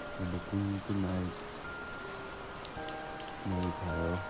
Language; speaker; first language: Korean; non-native, learner; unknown